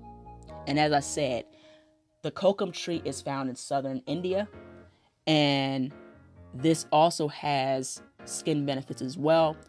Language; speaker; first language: English; native; English